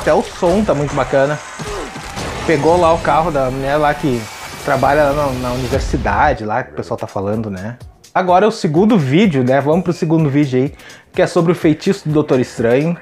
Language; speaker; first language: Portuguese; native; Portuguese